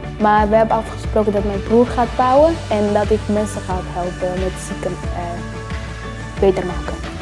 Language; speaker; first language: Dutch; early bilingual, other home language; Somali